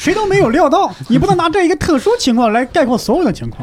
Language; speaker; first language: Chinese; native; Chinese